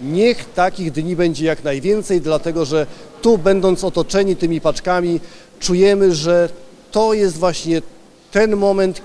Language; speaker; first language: Polish; native; Polish